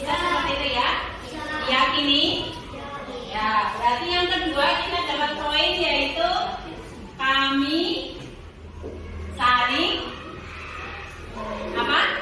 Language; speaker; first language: Indonesian; native; Indonesian